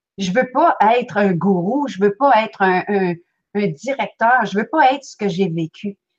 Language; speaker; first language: French; native; French